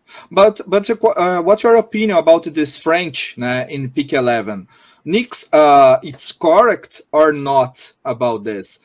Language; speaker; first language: English; non-native, learner; Portuguese